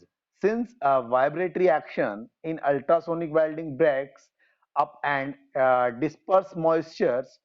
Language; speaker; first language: English; non-native, local second language; Hindi